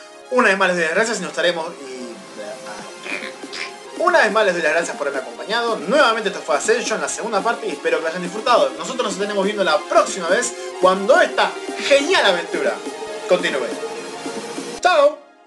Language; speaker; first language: Spanish; native; Spanish